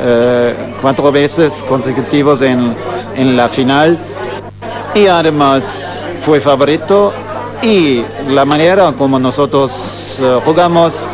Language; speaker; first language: Spanish; non-native, fluent; German